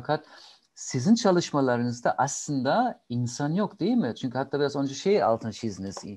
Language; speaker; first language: Turkish; non-native, fluent; German